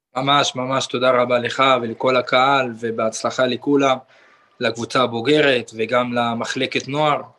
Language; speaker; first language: Hebrew; non-native, local second language; Arabic